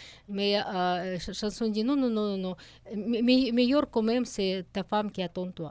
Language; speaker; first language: French; non-native, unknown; Russian